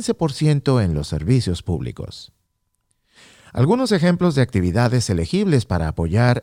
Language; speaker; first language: Spanish; native; Spanish